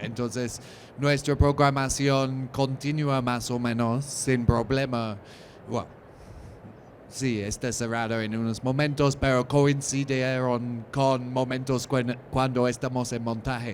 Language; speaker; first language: Spanish; non-native, learner; English